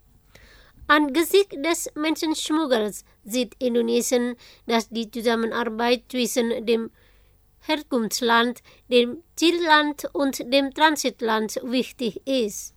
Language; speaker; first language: German; non-native, fluent; Indonesian